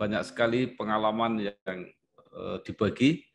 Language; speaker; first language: Indonesian; native; Indonesian